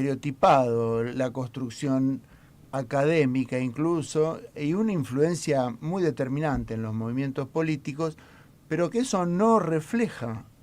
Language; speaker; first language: Spanish; native; Spanish